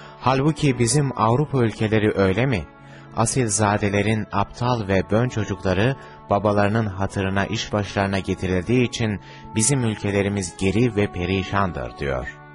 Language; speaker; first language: Turkish; native; Turkish